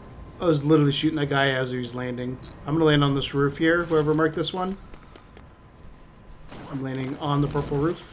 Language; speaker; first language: English; native; English